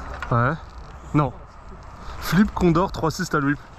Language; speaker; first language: French; native; French